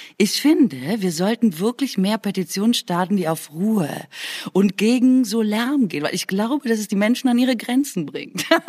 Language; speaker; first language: German; non-native, local second language; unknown